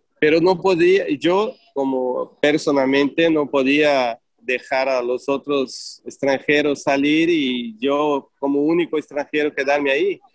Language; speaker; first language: Spanish; non-native, fluent; Portuguese